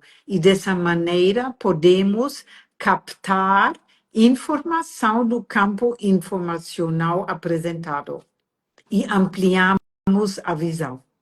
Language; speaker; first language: Portuguese; non-native, fluent; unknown